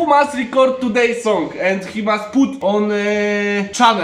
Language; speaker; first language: English; non-native, learner; Polish